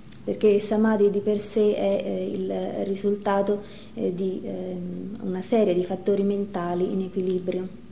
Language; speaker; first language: Italian; native; Italian